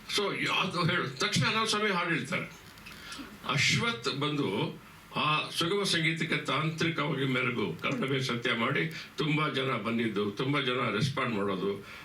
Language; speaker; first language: Kannada; native; Kannada